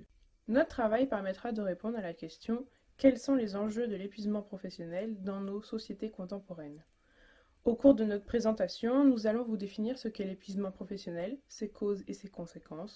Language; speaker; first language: French; native; French